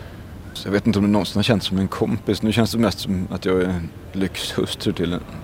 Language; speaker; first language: Swedish; native; Swedish